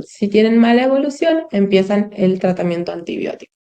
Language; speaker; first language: Spanish; native; Spanish